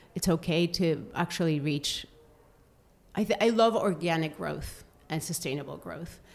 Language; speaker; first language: English; non-native, fluent; Spanish